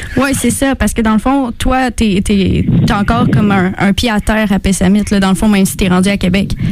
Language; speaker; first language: French; native; French